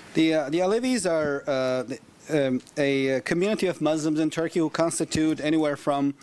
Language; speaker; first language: English; non-native, fluent; Turkish